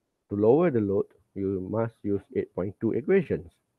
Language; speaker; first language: English; non-native, local second language; Malay